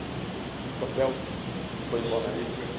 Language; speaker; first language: Portuguese; native; Portuguese